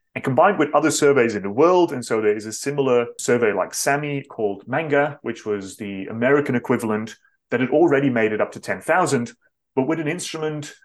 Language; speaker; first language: English; non-native, fluent; Dutch